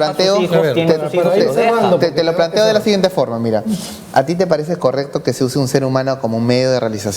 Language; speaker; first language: Spanish; native; Spanish